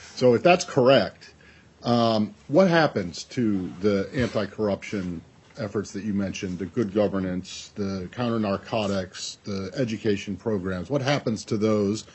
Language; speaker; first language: English; native; English